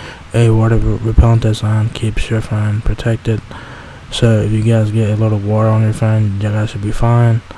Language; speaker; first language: English; native; English